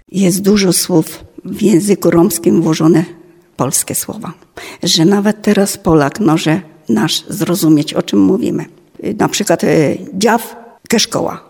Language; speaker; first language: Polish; non-native, local second language; Romany